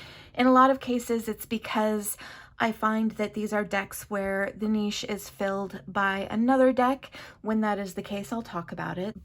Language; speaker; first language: English; native; English